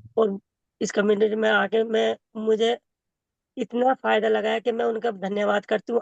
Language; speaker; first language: Hindi; native; Hindi